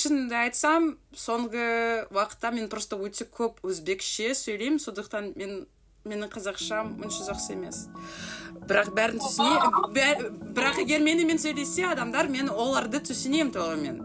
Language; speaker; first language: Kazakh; non-native, local second language; Russian